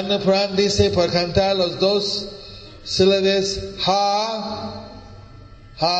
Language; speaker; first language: Spanish; non-native, learner; English